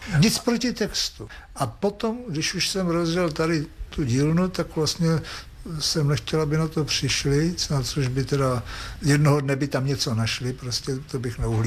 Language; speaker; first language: Czech; native; Czech